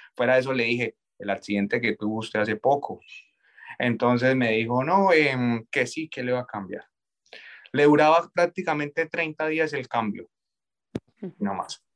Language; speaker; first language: Spanish; native; Spanish